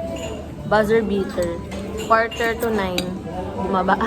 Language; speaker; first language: English; non-native, local second language; Filipino